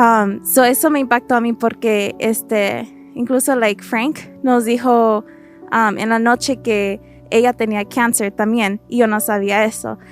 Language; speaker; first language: Spanish; early bilingual, heritage; Spanish